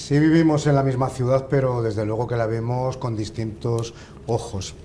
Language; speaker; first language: Spanish; native; Spanish